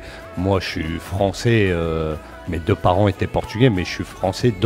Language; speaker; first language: French; early bilingual, other home language; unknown